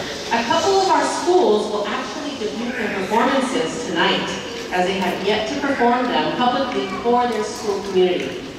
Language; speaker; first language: English; early bilingual, other home language; Spanish